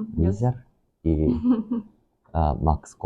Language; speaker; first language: Russian; non-native, learner; Japanese